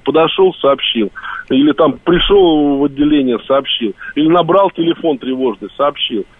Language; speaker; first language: Russian; native; Russian